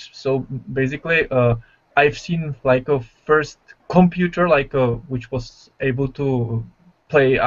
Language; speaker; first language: English; non-native, fluent; Czech